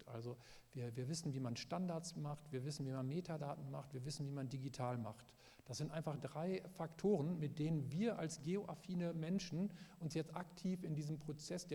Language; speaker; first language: German; native; German